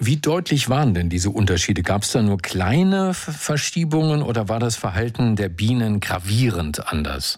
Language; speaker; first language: German; native; German